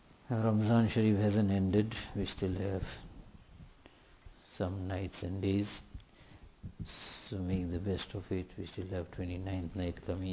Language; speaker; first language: English; native; English